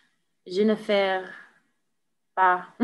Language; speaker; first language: French; non-native, learner; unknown